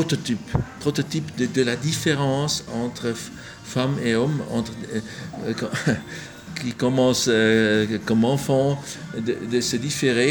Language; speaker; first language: French; non-native, local second language; German